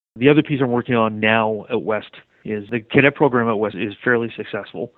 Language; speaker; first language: English; native; English